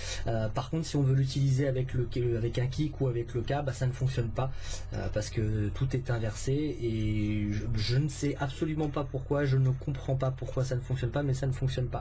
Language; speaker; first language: French; native; French